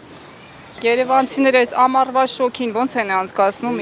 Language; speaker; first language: Armenian; native; Armenian